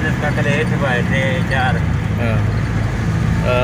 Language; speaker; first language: Hindi; non-native, local second language; Sindhi